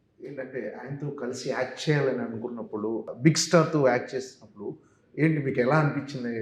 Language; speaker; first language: Telugu; native; Telugu